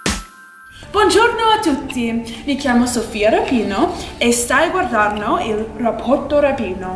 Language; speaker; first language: Italian; non-native, learner; English